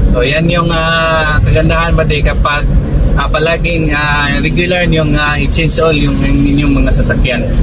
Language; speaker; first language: Filipino; non-native, local second language; Cebuano